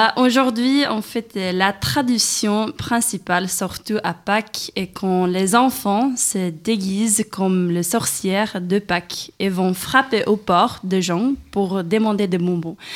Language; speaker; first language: French; non-native, fluent; Swedish